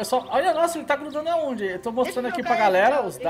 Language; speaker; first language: Portuguese; native; Portuguese